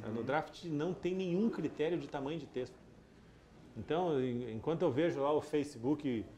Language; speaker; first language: Portuguese; native; Portuguese